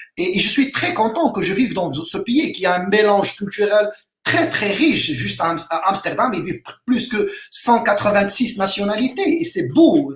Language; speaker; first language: French; non-native, local second language; Arabic